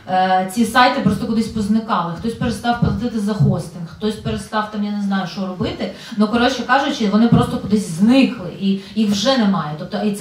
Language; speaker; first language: Ukrainian; native; Ukrainian